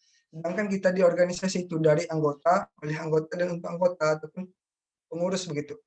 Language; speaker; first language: Indonesian; native; Indonesian